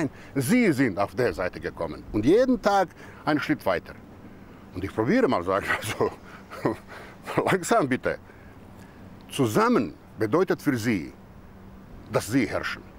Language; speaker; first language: German; non-native, fluent; Croatian